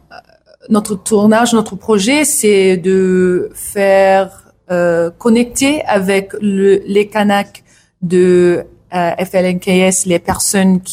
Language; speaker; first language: French; non-native, learner; English